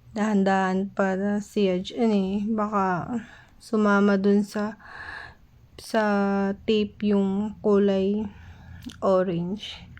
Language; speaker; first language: Filipino; native; Filipino